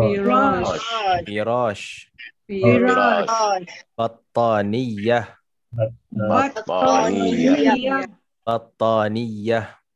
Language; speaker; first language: Arabic; non-native, fluent; Malay